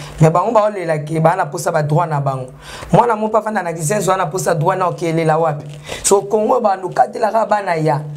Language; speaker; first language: Lingala; native; Lingala